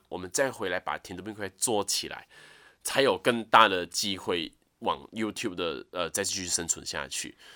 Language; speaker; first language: Chinese; native; Chinese